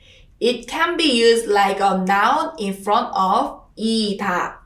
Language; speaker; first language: English; non-native, fluent; Korean